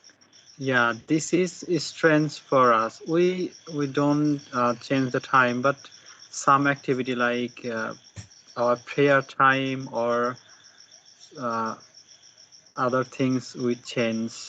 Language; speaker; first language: English; non-native, learner; Bangla